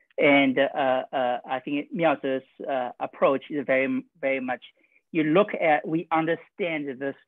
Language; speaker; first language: English; non-native, fluent; Chinese